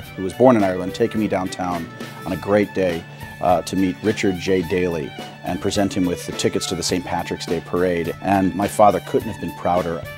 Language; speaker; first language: English; native; English